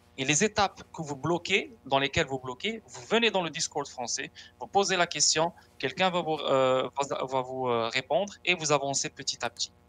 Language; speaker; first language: French; non-native, local second language; Arabic